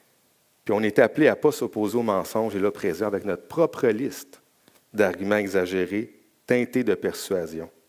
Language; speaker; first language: French; native; French